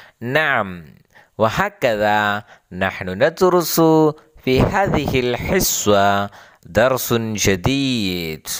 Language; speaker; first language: Arabic; non-native, fluent; Malayalam